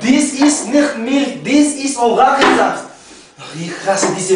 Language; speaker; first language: German; non-native, learner; Spanish